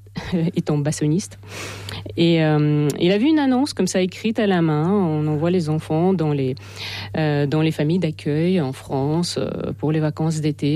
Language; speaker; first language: French; non-native, fluent; Russian